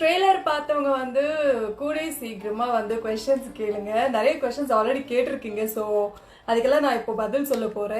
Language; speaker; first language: Tamil; non-native, local second language; Kannada